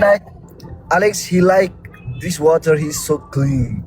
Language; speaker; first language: English; non-native, learner; Amharic